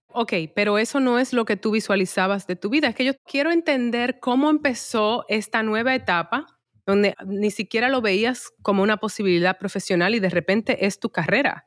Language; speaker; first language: Spanish; native; Spanish